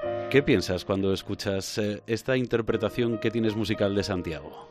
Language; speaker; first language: Spanish; native; Spanish